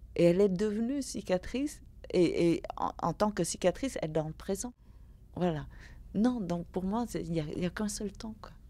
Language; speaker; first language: French; early bilingual, other home language; Vietnamese